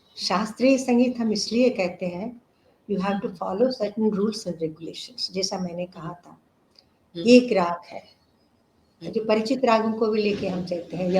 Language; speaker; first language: Hindi; non-native, local second language; Telugu